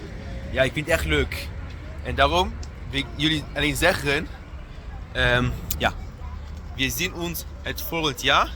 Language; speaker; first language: Dutch; non-native, learner; Luxembourgish